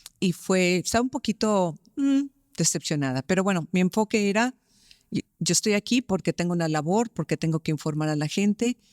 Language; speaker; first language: Spanish; early bilingual, heritage; Spanish